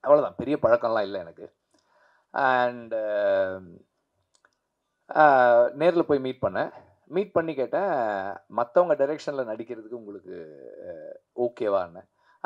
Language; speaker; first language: Tamil; native; Tamil